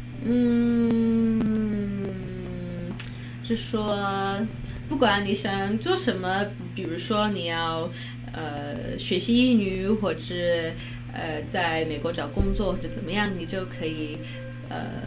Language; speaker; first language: Chinese; non-native, fluent; English